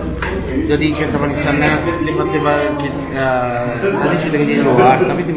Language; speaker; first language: Indonesian; non-native, learner; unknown